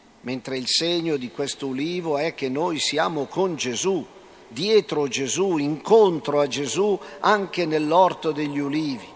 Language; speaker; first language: Italian; native; Italian